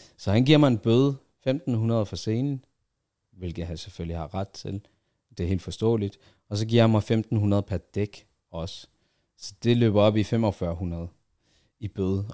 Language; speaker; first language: Danish; early bilingual, other home language; Arabic